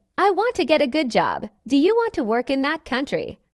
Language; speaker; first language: English; non-native, fluent; Burmese